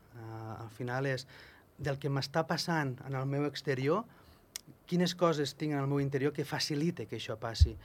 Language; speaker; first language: Catalan; native; Catalan